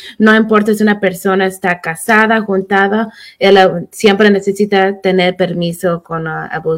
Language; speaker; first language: Spanish; early bilingual, heritage; Spanish